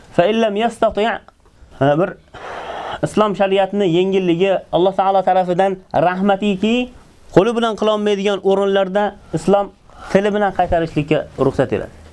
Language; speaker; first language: Uzbek; native; Uzbek